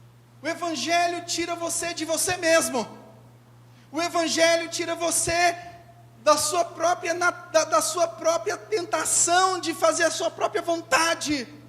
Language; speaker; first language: Portuguese; native; Portuguese